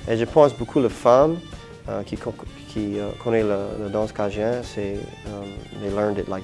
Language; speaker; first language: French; non-native, local second language; English